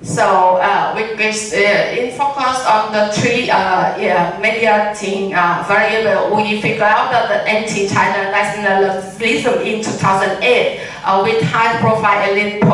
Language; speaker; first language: English; non-native, learner; Vietnamese